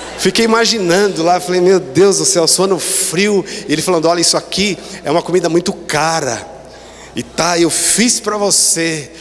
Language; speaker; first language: Portuguese; native; Portuguese